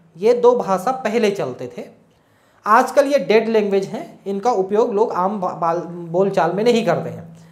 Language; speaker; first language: Hindi; native; Hindi